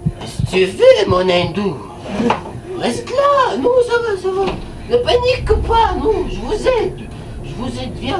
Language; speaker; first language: French; non-native, learner; English